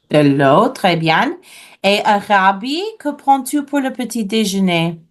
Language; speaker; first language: French; non-native, fluent; English